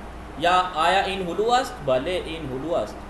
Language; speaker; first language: Persian; non-native, fluent; Urdu